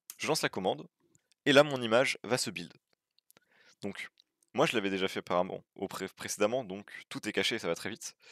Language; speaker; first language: French; native; French